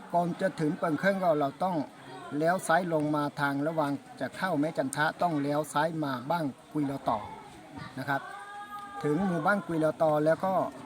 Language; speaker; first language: Thai; non-native, local second language; S'gaw Karen